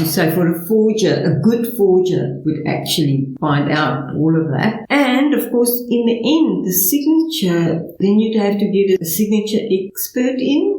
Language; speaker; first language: English; non-native, local second language; Afrikaans